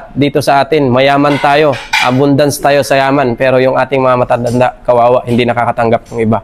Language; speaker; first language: Filipino; native; Filipino